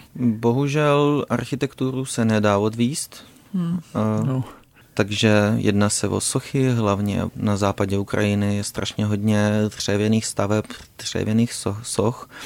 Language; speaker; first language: Czech; non-native, fluent; Ukrainian